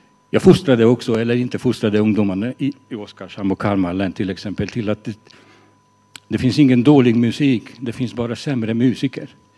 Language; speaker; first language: Swedish; non-native, fluent; Hungarian